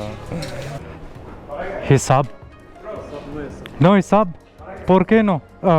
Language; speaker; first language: Spanish; non-native, learner; Urdu